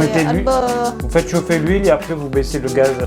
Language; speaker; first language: French; native; French